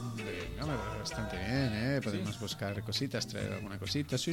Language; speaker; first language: Spanish; native; Spanish